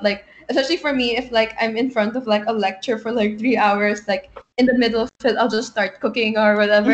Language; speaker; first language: English; non-native, local second language; Filipino